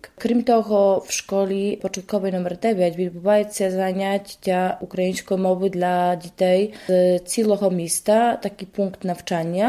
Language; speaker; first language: Polish; non-native, local second language; Ukrainian